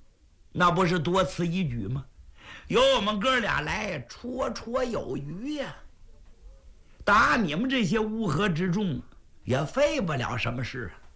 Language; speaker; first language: Chinese; native; Chinese